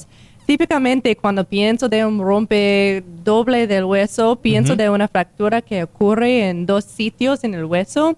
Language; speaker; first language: Spanish; non-native, learner; English